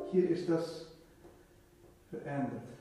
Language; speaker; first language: German; non-native, fluent; Russian